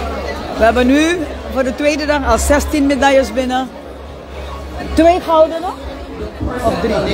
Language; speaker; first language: Dutch; native; Dutch